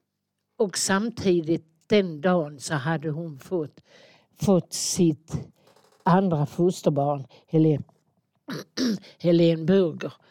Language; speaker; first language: Swedish; native; Swedish